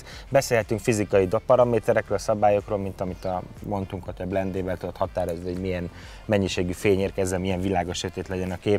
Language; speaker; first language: Hungarian; native; Hungarian